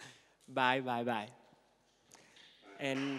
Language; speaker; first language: English; non-native, fluent; Italian